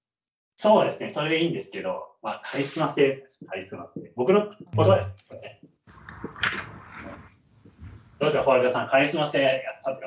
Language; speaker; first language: Japanese; native; Japanese